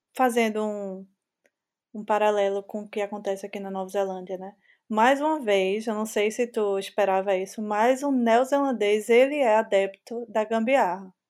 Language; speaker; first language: Portuguese; native; Portuguese